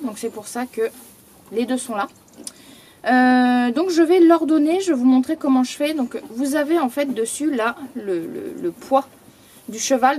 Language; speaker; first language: French; native; French